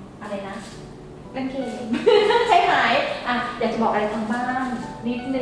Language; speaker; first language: Thai; native; Thai